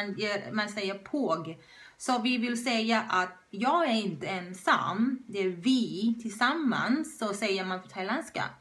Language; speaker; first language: Swedish; non-native, fluent; Thai